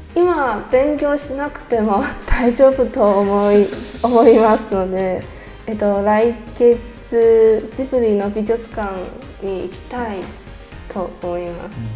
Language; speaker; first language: Japanese; non-native, learner; Chinese